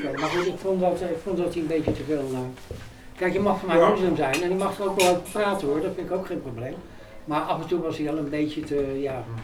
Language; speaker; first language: Dutch; native; Dutch